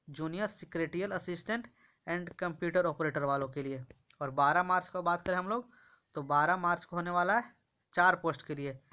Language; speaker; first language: Hindi; native; Hindi